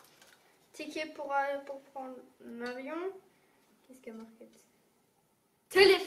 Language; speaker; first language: French; native; French